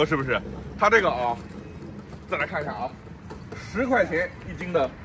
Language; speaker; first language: Chinese; native; Chinese